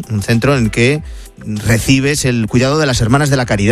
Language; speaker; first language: Spanish; native; Spanish